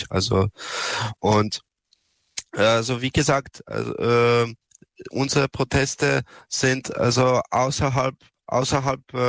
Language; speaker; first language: German; non-native, learner; Serbian